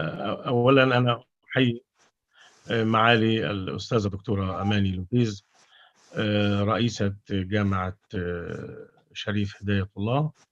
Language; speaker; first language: Arabic; non-native, fluent; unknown